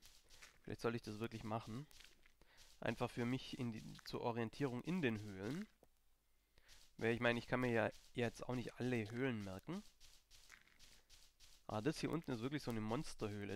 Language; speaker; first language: German; native; German